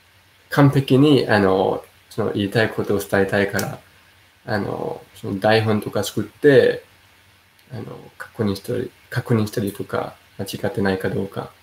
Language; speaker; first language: Japanese; non-native, fluent; Danish